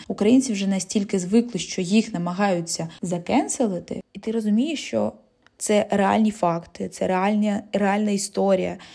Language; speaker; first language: Ukrainian; non-native, local second language; Russian